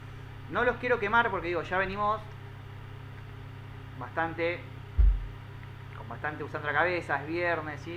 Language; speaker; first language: Spanish; native; Spanish